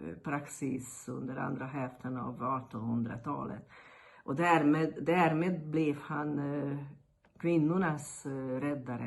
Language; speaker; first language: Swedish; non-native, fluent; Hungarian